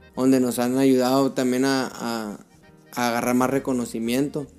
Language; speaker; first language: Spanish; early bilingual, heritage; Spanish